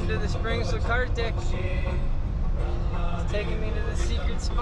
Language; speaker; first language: English; native; English